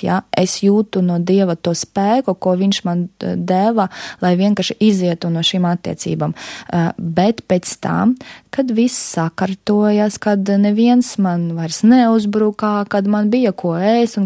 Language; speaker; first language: Latvian; non-native, local second language; Russian